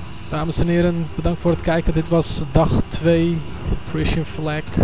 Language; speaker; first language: Dutch; early bilingual, other home language; Turkish